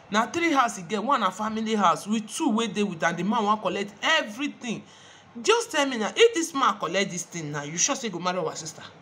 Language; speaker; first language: Nigerian Pidgin; non-native, local second language; Igbo